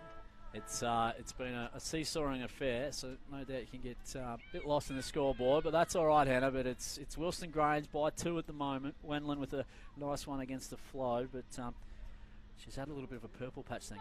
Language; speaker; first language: English; native; English